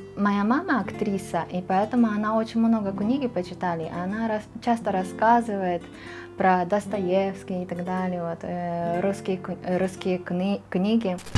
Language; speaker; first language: Russian; non-native, fluent; Japanese